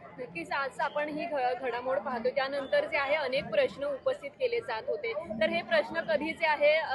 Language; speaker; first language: Marathi; native; Marathi